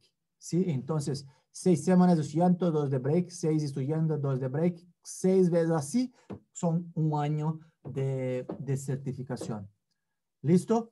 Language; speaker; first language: Spanish; non-native, fluent; Portuguese